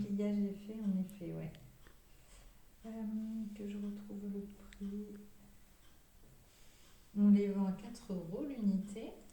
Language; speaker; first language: French; native; French